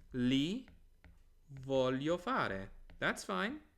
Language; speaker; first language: Italian; non-native, fluent; English